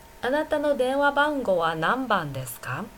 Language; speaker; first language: Japanese; non-native, fluent; Chinese